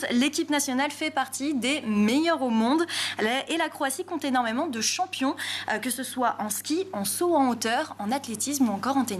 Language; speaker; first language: French; native; French